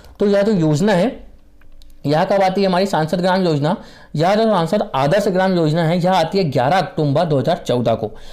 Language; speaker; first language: Hindi; native; Hindi